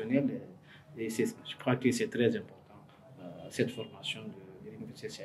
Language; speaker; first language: French; non-native, local second language; Fula